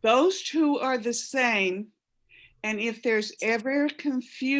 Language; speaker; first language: English; native; English